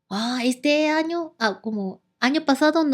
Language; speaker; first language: Spanish; non-native, learner; Korean